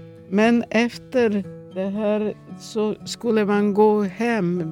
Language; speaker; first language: Swedish; non-native, fluent; Serbian